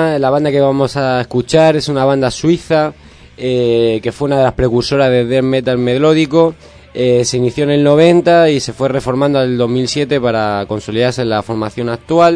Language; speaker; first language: Spanish; native; Spanish